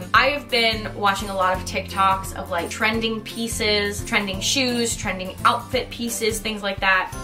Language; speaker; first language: English; native; English